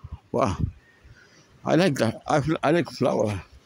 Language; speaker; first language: English; non-native, fluent; Spanish